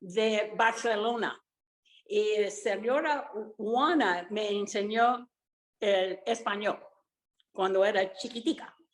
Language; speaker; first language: Spanish; early bilingual, other home language; Italian